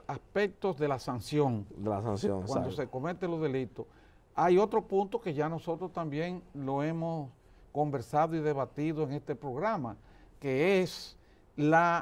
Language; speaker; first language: Spanish; native; Spanish